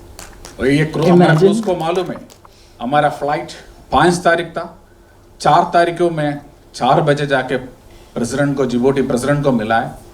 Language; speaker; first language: Hindi; non-native, local second language; Malayalam